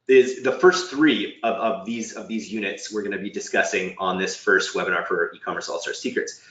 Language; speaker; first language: English; native; English